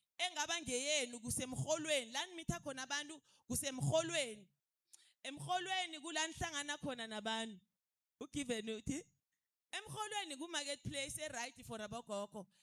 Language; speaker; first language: Zulu; non-native, local second language; South Ndebele